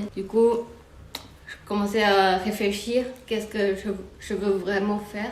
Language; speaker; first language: French; non-native, fluent; Chinese